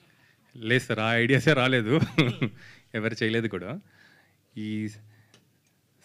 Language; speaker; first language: Telugu; native; Telugu